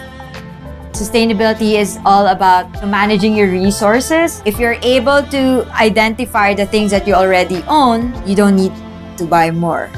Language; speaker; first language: English; non-native, local second language; Filipino